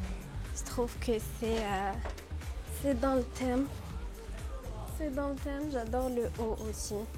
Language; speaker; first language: French; non-native, local second language; Arabic